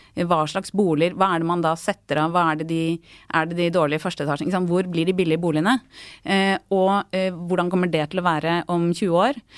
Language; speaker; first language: Norwegian; native; Norwegian